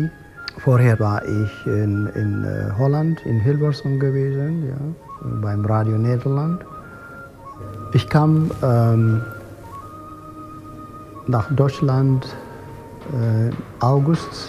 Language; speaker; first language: German; non-native, fluent; Amharic